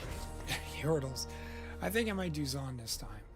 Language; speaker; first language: English; native; English